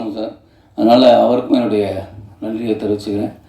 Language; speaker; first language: Tamil; native; Tamil